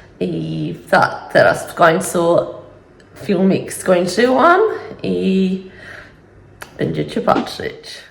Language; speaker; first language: Polish; early bilingual, heritage; English